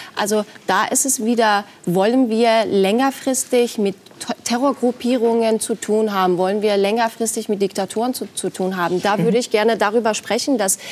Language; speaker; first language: German; non-native, fluent; Persian